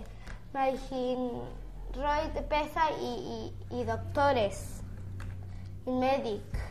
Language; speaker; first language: Welsh; non-native, local second language; Spanish